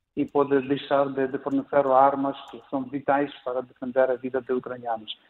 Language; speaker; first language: Portuguese; non-native, fluent; Ukrainian